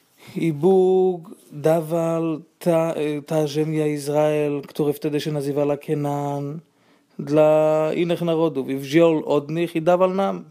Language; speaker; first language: Polish; non-native, fluent; Hebrew